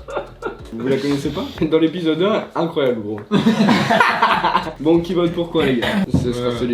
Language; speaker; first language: French; native; French